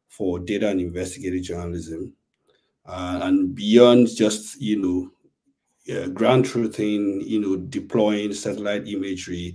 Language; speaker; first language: English; non-native, local second language; Yoruba